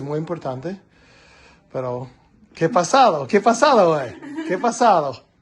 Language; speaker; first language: Spanish; non-native, learner; English